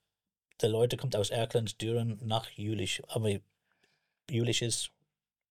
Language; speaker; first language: German; non-native, learner; English